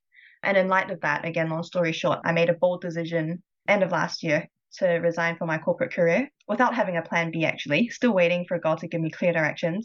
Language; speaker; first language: English; non-native, local second language; Cantonese